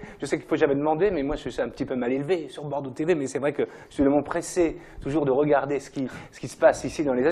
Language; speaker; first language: French; native; French